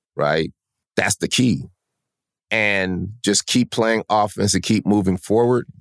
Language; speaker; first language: English; native; English